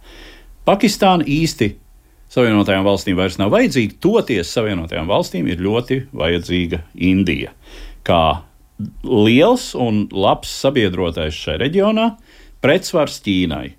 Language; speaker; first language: Latvian; native; Latvian